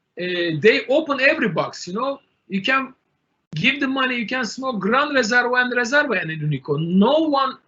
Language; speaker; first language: English; non-native, learner; Turkish